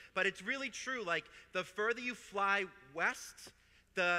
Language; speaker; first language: English; native; English